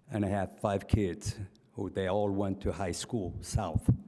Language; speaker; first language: English; non-native, fluent; Arabic